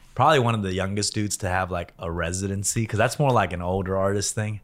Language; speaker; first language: English; early bilingual, other home language; Korean